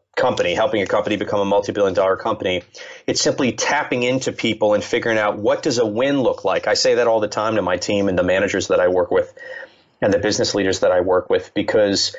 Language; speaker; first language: English; native; English